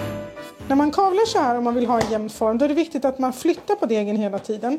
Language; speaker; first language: Swedish; native; Swedish